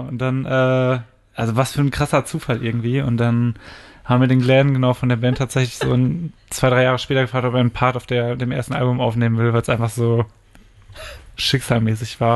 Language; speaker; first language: German; native; German